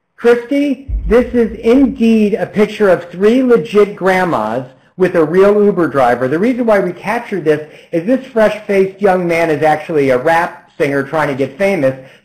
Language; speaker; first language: English; native; English